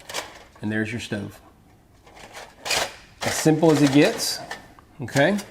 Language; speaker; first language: English; native; English